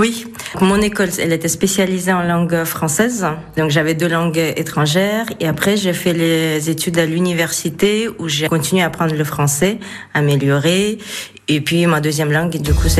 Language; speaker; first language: French; non-native, fluent; Russian